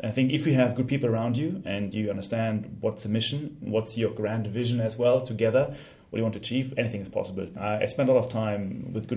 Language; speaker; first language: English; non-native, fluent; German